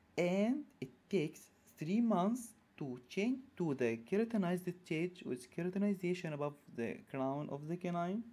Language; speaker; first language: English; non-native, fluent; Arabic